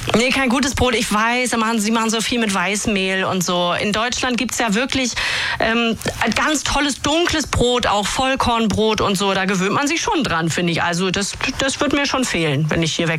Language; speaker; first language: German; native; German